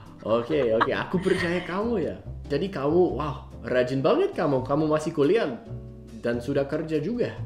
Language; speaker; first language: Indonesian; non-native, fluent; English